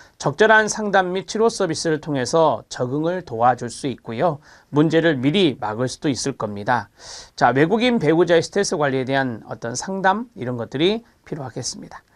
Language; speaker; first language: Korean; native; Korean